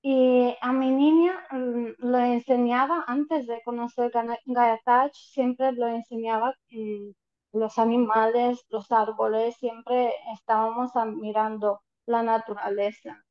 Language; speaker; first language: Spanish; non-native, fluent; Romanian